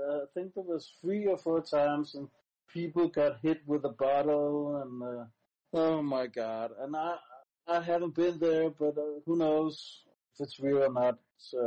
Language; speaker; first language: English; non-native, fluent; Danish